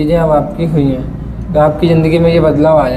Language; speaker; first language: Hindi; native; Hindi